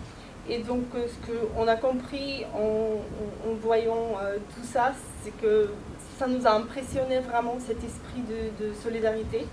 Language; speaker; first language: French; non-native, fluent; Ukrainian